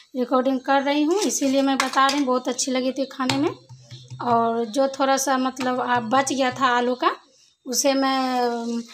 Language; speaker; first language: Hindi; native; Hindi